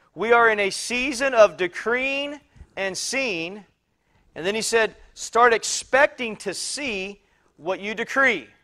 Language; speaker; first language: English; native; English